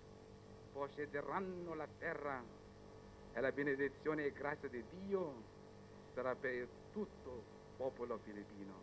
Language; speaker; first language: Italian; non-native, fluent; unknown